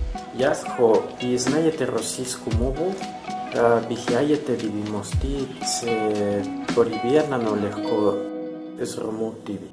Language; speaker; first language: Ukrainian; non-native, learner; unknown